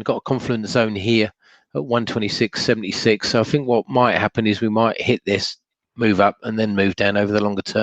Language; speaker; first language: English; native; English